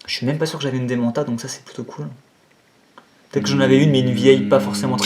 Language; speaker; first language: French; native; French